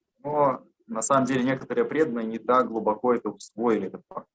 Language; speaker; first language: Russian; native; Russian